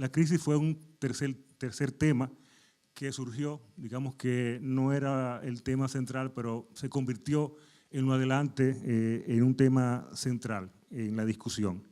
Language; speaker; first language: Spanish; native; Spanish